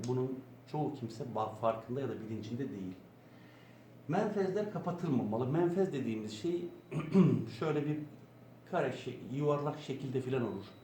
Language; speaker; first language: Turkish; native; Turkish